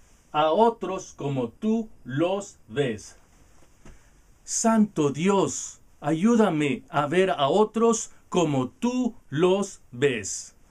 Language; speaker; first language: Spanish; non-native, learner; English